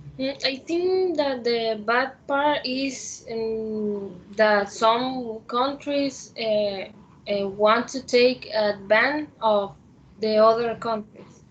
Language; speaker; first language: English; non-native, learner; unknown